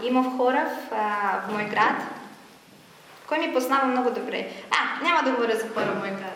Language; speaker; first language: Bulgarian; non-native, fluent; Russian